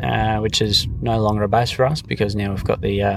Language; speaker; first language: English; native; English